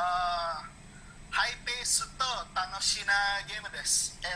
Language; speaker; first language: Japanese; non-native, learner; Indonesian